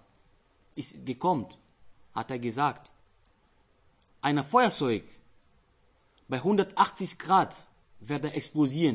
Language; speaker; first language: German; non-native, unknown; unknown